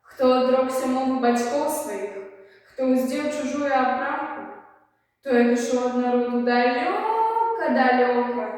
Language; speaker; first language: Belarusian; native; Belarusian